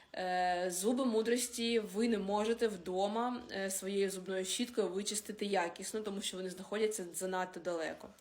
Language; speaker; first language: Ukrainian; non-native, local second language; Russian